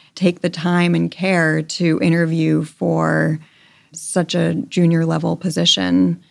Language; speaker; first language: English; native; English